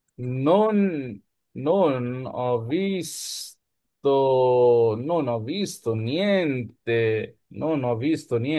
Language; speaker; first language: Italian; non-native, fluent; Bangla